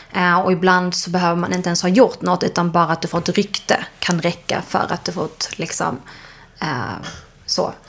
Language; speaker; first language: Swedish; early bilingual, other home language; Arabic